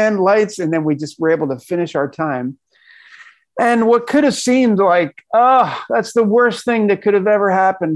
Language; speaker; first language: English; native; English